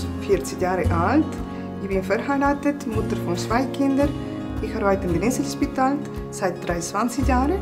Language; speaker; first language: German; non-native, fluent; Spanish